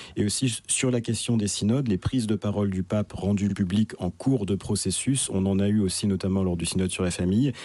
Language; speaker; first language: French; native; French